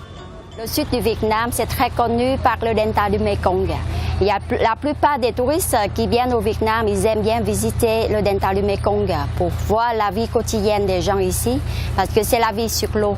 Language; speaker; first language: French; non-native, local second language; Vietnamese